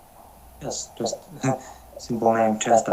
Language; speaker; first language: English; non-native, learner; Russian